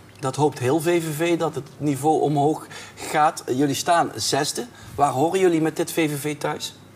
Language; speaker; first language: Dutch; native; Dutch